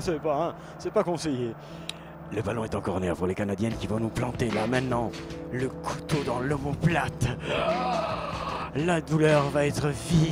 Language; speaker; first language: French; native; French